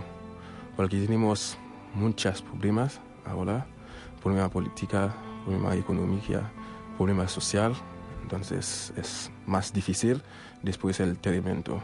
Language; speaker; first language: Spanish; non-native, local second language; Haitian Creole